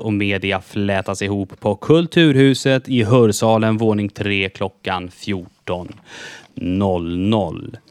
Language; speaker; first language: Swedish; native; Swedish